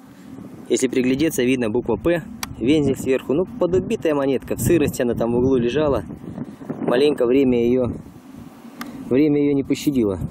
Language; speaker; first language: Russian; native; Russian